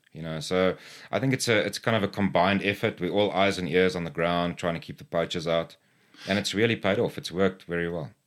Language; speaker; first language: English; non-native, local second language; Afrikaans